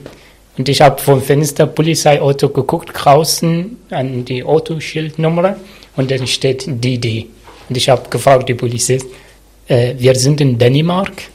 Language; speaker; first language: German; non-native, learner; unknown